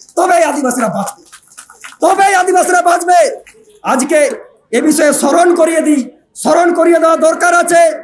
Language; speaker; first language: Bangla; non-native, local second language; Santali